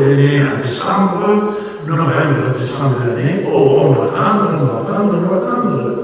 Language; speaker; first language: French; non-native, learner; Spanish